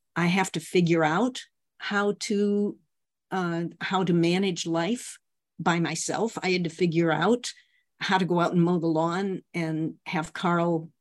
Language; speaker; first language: English; native; English